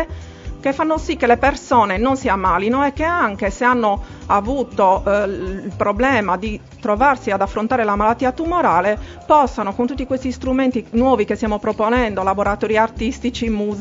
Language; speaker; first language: Italian; native; Italian